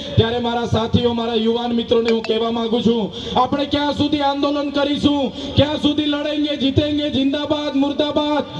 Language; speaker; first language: Gujarati; non-native, local second language; Vasavi